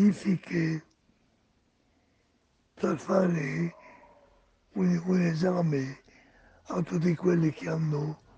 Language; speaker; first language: Italian; non-native, fluent; Spanish